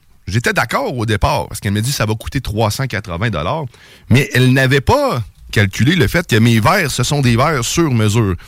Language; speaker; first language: French; native; French